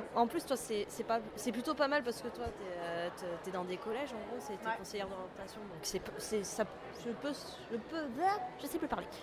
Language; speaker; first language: French; native; French